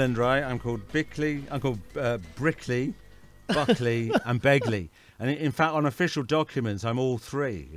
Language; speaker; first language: English; native; English